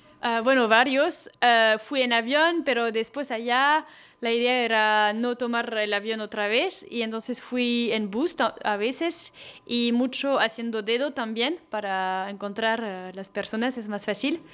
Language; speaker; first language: Spanish; non-native, fluent; French